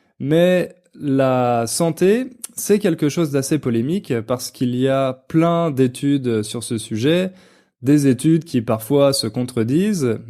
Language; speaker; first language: French; native; French